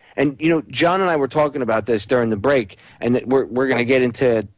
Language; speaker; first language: English; native; English